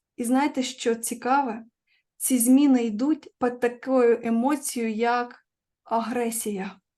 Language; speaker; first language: Ukrainian; non-native, local second language; Russian